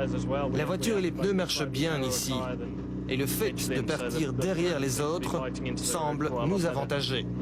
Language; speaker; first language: French; native; French